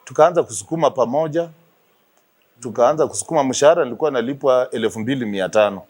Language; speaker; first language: Swahili; non-native, local second language; Luyia